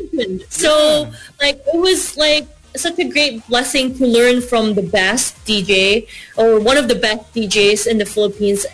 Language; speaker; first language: English; non-native, local second language; Korean